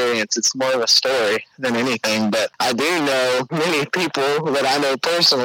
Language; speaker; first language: English; native; English